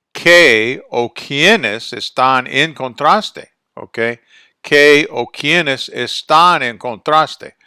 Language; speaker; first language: Spanish; non-native, fluent; English